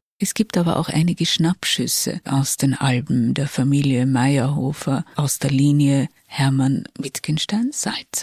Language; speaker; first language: German; native; German